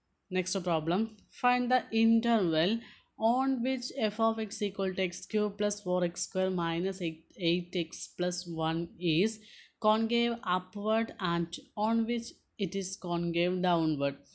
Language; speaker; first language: English; non-native, local second language; Malayalam